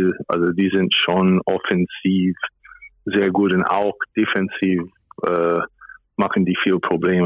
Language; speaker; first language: German; non-native, fluent; English